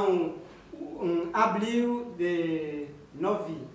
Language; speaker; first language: Portuguese; non-native, learner; Haitian Creole